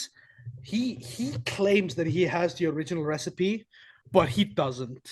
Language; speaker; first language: English; non-native, fluent; Icelandic